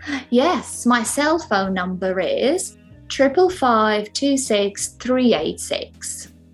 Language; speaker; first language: English; non-native, fluent; Ukrainian